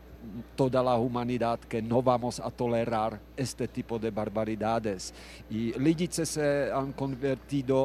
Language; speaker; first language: Spanish; non-native, fluent; Czech